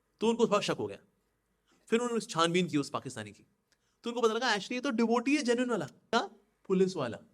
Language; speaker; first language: Hindi; native; Hindi